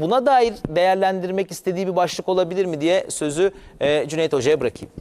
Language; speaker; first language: Turkish; native; Turkish